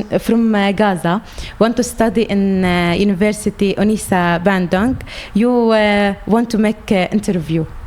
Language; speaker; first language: English; non-native, learner; Arabic